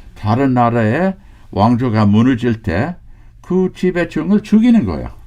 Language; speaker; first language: Korean; non-native, fluent; English